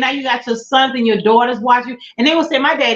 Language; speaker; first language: English; native; English